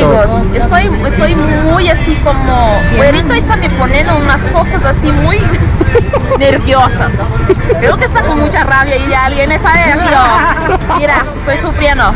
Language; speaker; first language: Spanish; non-native, fluent; Portuguese